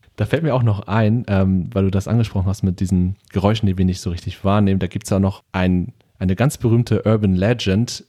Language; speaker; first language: German; early bilingual, other home language; Vietnamese